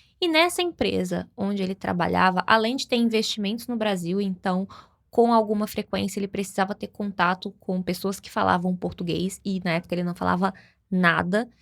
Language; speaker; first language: Portuguese; native; Portuguese